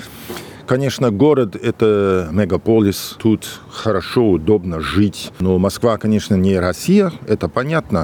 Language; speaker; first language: Russian; non-native, fluent; English